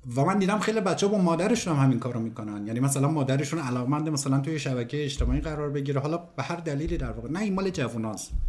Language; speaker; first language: Persian; native; Persian